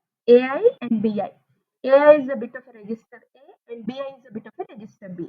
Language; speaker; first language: English; non-native, local second language; Telugu